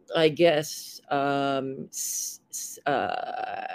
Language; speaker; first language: English; native; English